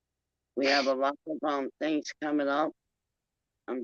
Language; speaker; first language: English; native; English